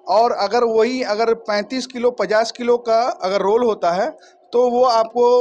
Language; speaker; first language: Hindi; native; Hindi